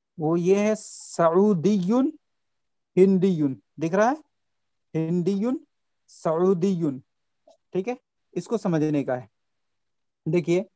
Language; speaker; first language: Hindi; native; Hindi